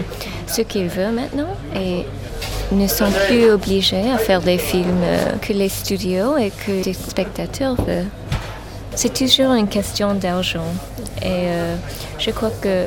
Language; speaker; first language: French; non-native, fluent; English